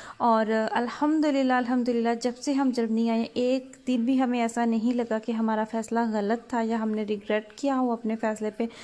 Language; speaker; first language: Urdu; native; Urdu